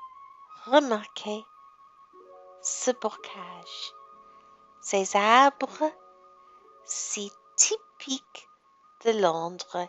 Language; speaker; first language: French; non-native, learner; English